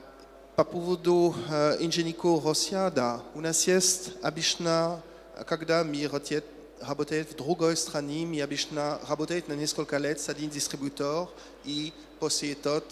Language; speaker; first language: Russian; non-native, learner; French